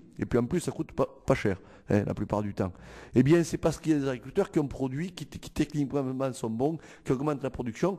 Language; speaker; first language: French; native; French